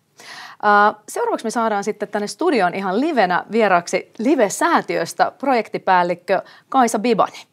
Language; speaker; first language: Finnish; native; Finnish